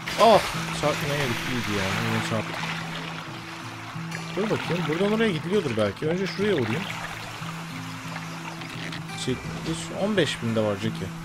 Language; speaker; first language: Turkish; native; Turkish